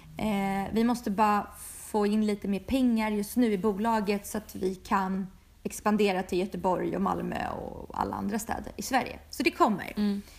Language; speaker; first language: Swedish; early bilingual, other home language; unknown